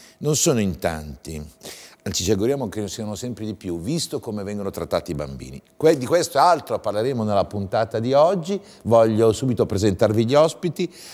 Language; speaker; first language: Italian; native; Italian